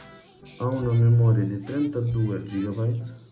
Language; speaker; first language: Italian; non-native, fluent; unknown